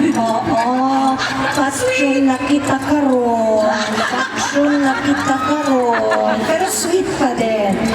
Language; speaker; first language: Filipino; native; Filipino